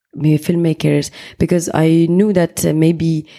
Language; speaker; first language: English; non-native, fluent; Persian